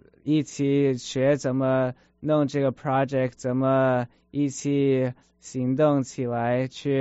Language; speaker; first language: Chinese; early bilingual, heritage; Chinese